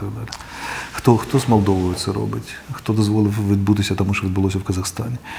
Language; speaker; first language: Ukrainian; non-native, local second language; Russian